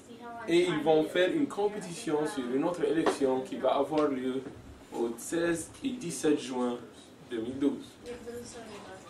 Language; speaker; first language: French; non-native, learner; English